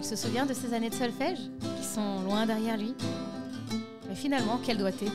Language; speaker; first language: French; native; French